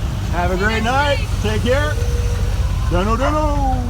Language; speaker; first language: English; native; English